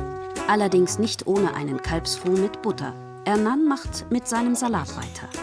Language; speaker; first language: German; native; German